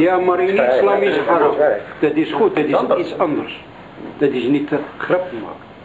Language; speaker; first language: Dutch; non-native, learner; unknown